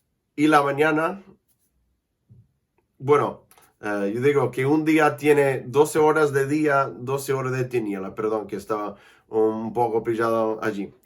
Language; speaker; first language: Spanish; non-native, fluent; English